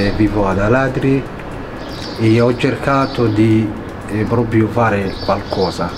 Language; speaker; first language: Italian; non-native, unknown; Somali